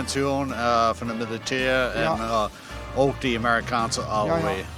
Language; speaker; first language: Dutch; non-native, learner; English